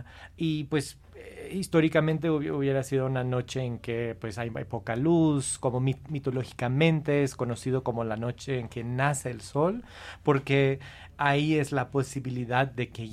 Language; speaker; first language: Spanish; non-native, fluent; English